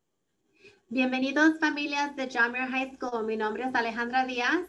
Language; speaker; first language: Spanish; early bilingual, heritage; Spanish